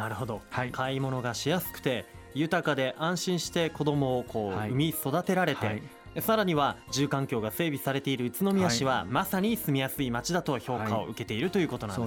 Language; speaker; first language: Japanese; native; Japanese